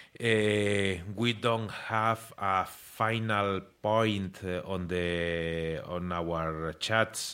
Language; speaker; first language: English; non-native, learner; Spanish